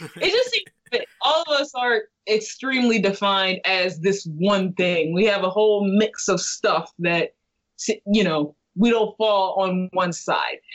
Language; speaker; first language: English; native; English